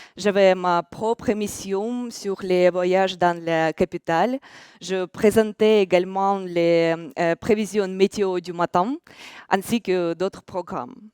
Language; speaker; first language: French; non-native, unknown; Russian